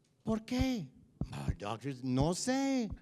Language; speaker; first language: Spanish; non-native, learner; English